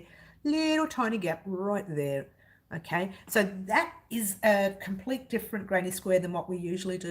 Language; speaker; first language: English; native; English